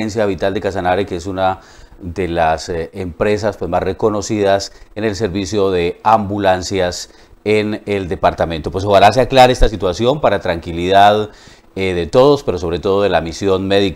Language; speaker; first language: Spanish; native; Spanish